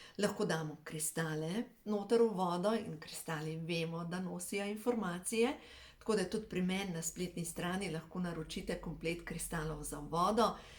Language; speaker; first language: Slovenian; native; Slovenian